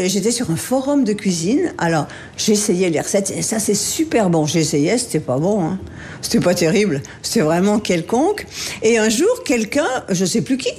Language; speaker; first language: French; native; French